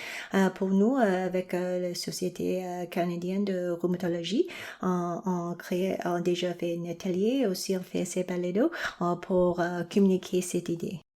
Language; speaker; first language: French; non-native, local second language; English